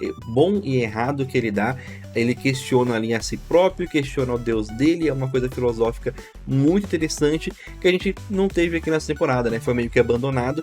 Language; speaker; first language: Portuguese; native; Portuguese